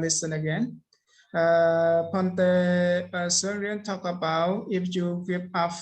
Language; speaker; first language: English; non-native, learner; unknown